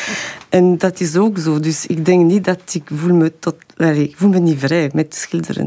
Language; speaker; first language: Dutch; non-native, local second language; French